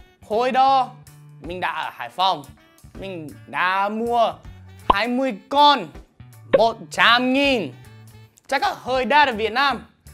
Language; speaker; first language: Vietnamese; non-native, fluent; English